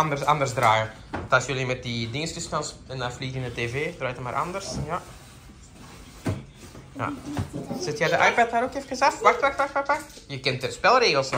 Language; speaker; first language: Dutch; native; Dutch